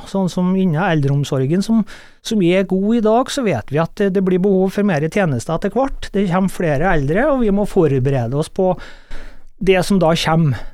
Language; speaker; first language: Norwegian; native; Norwegian